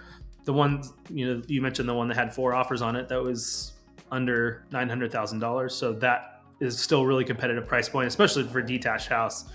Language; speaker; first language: English; native; English